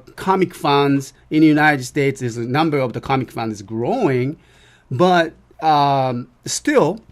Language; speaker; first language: English; non-native, learner; Japanese